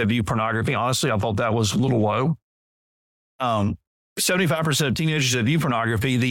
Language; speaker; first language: English; native; English